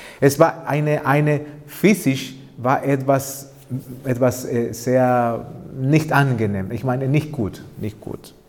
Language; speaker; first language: German; non-native, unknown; Spanish